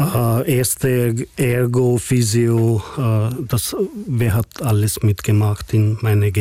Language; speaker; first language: German; non-native, fluent; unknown